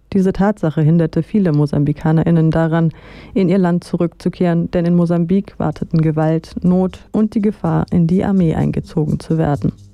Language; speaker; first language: German; native; German